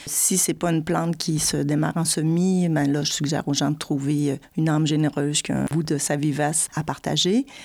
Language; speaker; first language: French; native; French